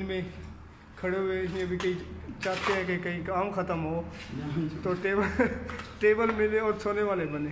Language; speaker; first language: Urdu; non-native, local second language; Punjabi